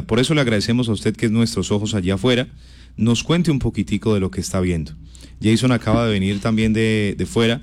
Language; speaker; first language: Spanish; native; Spanish